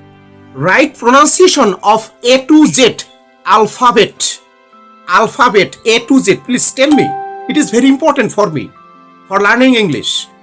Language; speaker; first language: English; non-native, learner; Bangla